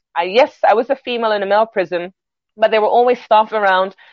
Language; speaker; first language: English; native; English